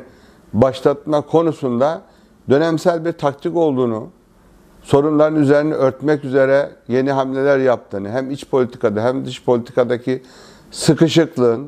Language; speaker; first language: Turkish; native; Turkish